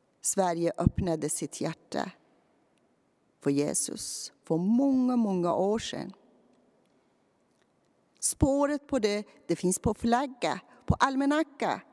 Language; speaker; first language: Swedish; non-native, fluent; Persian